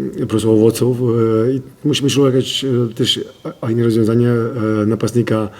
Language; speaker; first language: Polish; non-native, fluent; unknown